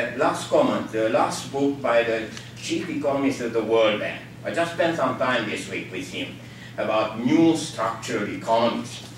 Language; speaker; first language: English; non-native, fluent; Norwegian